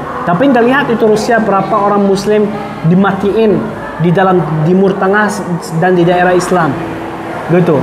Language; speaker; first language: Indonesian; non-native, fluent; Arabic